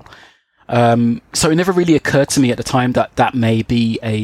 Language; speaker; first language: English; native; English